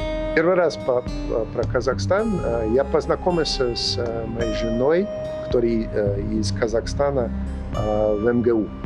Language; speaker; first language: Russian; non-native, fluent; English